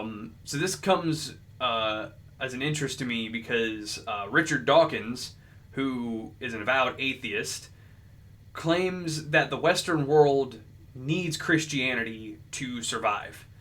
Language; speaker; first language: English; native; English